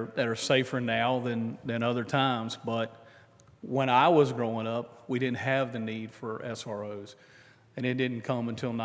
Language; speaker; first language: English; native; English